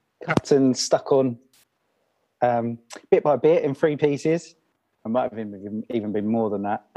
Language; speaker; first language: English; native; English